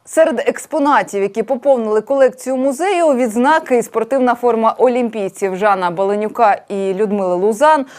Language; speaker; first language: Ukrainian; native; Ukrainian